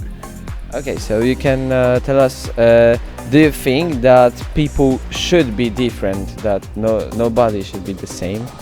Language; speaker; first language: English; non-native, learner; Polish